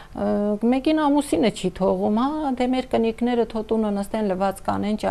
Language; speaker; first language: Armenian; non-native, local second language; Kurdish